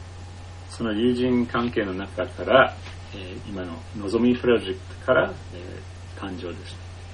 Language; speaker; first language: Japanese; non-native, fluent; English